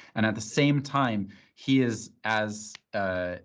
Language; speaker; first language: English; native; English